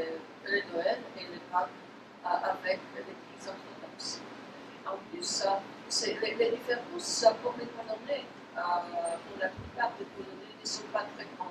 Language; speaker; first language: French; non-native, fluent; Polish